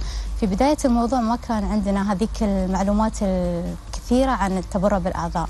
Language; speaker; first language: Arabic; native; Arabic